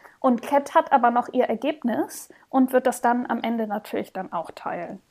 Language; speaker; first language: German; early bilingual, heritage; German